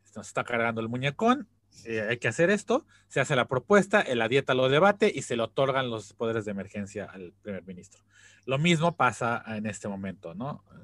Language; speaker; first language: Spanish; native; Spanish